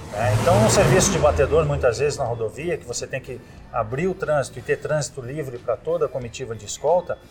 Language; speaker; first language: Portuguese; native; Portuguese